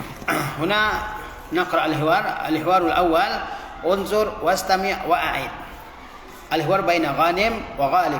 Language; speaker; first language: Arabic; non-native, fluent; Indonesian